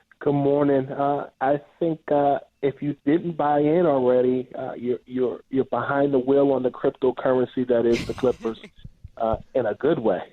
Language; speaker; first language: English; native; English